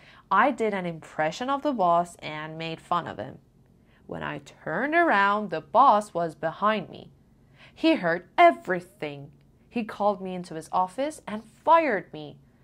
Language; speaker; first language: English; non-native, fluent; Persian